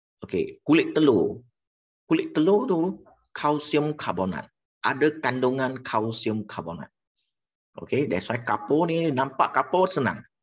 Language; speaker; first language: Malay; non-native, local second language; Chinese